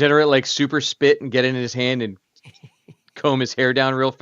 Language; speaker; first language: English; native; English